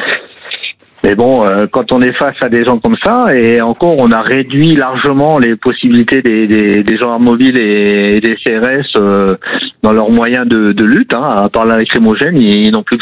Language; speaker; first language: French; native; French